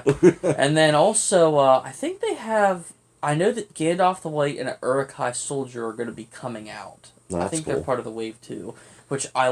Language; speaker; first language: English; native; English